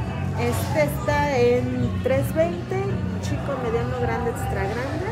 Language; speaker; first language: Spanish; native; Spanish